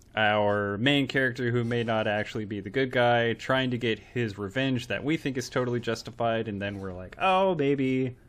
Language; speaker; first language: English; native; English